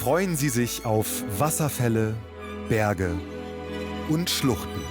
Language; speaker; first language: German; native; German